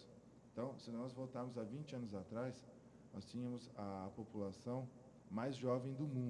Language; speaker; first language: Portuguese; native; Portuguese